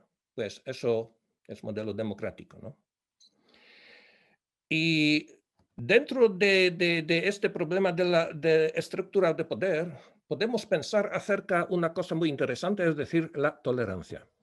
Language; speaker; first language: Spanish; non-native, fluent; Polish